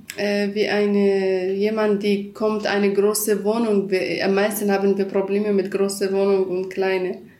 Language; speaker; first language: German; non-native, learner; Kurdish